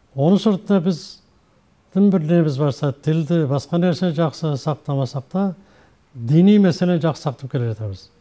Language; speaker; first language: Kazakh; early bilingual, heritage; Kazakh